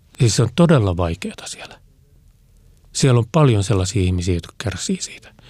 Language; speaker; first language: Finnish; native; Finnish